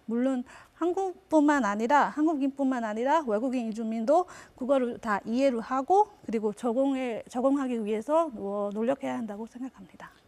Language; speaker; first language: Korean; non-native, fluent; Burmese